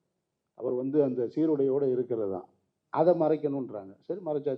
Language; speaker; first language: Tamil; native; Tamil